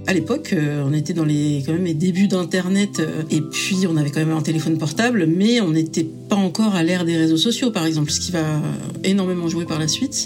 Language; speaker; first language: French; native; French